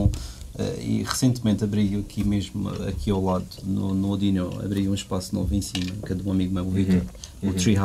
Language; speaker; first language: Portuguese; native; Portuguese